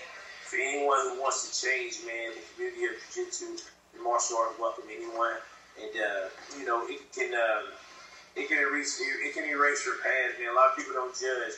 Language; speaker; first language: English; native; English